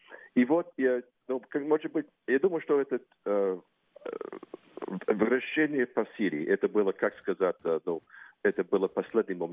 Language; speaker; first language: Russian; non-native, fluent; English